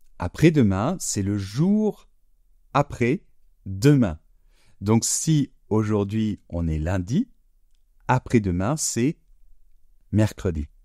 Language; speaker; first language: French; native; French